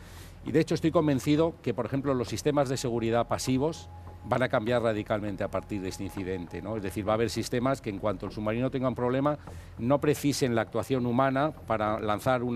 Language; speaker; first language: Spanish; native; Spanish